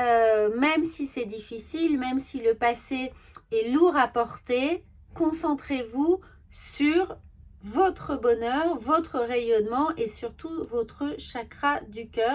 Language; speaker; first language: French; native; French